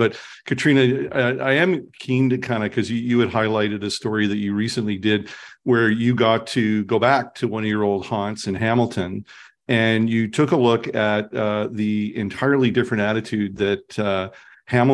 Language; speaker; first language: English; native; English